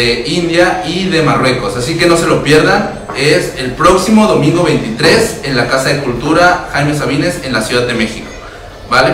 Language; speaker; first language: Spanish; native; Spanish